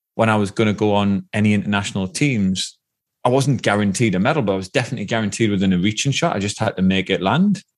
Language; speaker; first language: English; native; English